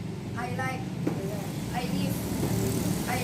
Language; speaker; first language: English; non-native, learner; Indonesian